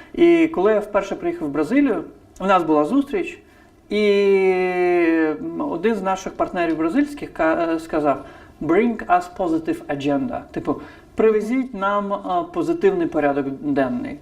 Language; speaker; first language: Ukrainian; non-native, fluent; Crimean Tatar